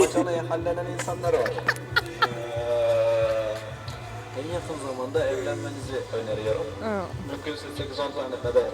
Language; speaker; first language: Turkish; native; Turkish